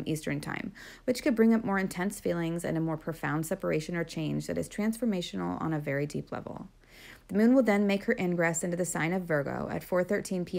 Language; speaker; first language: English; native; English